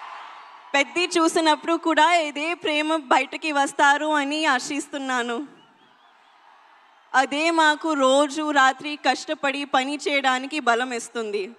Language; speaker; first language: Telugu; non-native, learner; Hindi